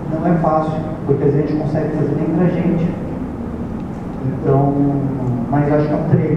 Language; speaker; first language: Portuguese; native; Portuguese